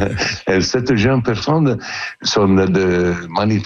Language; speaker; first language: French; non-native, fluent; Italian